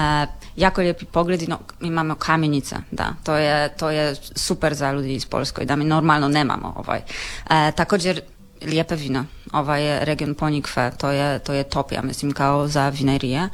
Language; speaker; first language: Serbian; non-native, learner; Polish